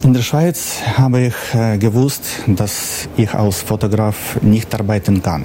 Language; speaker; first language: German; non-native, learner; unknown